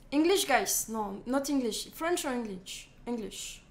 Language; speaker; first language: English; non-native, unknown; French